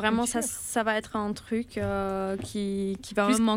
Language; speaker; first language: French; non-native, fluent; German